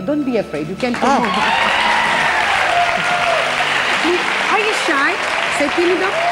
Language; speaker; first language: English; non-native, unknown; Italian